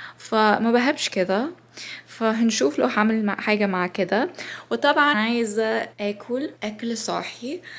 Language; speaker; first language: Arabic; non-native, learner; English